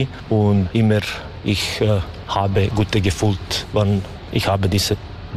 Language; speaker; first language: German; non-native, learner; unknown